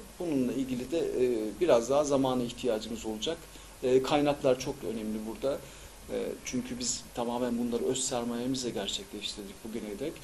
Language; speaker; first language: Turkish; early bilingual, heritage; Turkish